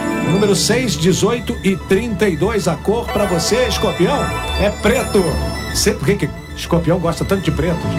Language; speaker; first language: Portuguese; native; Portuguese